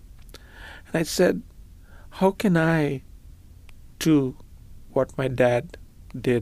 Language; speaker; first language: English; non-native, local second language; Punjabi